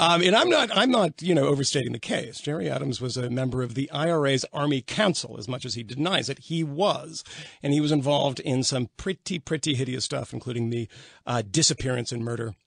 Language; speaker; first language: English; native; English